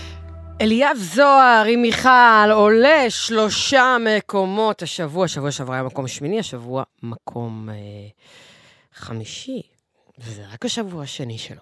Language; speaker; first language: Hebrew; native; Hebrew